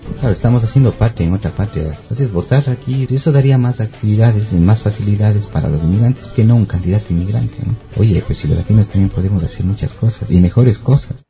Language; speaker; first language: Spanish; native; Spanish